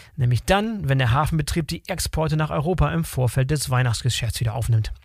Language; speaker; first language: German; native; German